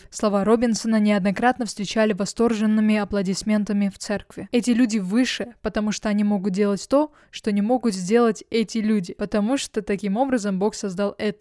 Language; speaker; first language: Russian; native; Russian